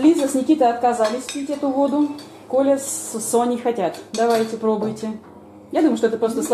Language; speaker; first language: Russian; native; Russian